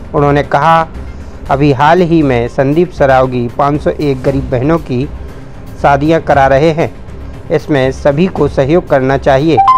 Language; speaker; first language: Hindi; native; Hindi